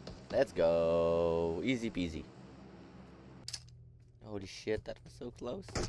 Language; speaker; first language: English; non-native, fluent; French